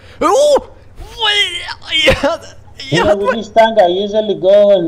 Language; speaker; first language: English; non-native, learner; German